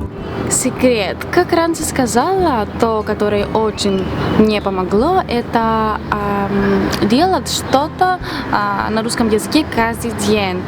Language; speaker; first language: Russian; non-native, fluent; Greek